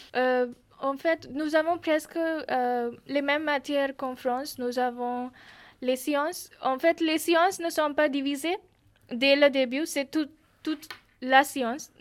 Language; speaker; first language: French; non-native, fluent; Marathi